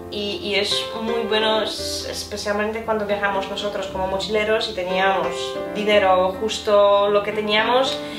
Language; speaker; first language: Spanish; non-native, fluent; Polish